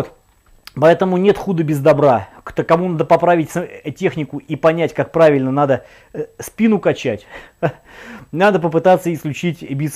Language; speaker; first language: Russian; native; Russian